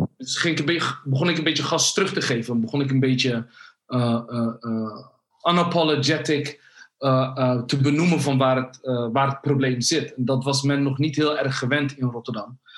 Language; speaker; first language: Dutch; early bilingual, other home language; Somali